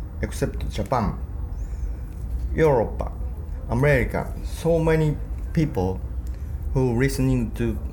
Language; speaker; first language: English; non-native, learner; Japanese